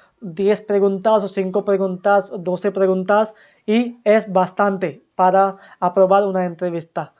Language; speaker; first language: Spanish; non-native, fluent; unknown